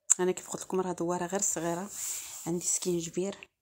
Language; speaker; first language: Arabic; native; Arabic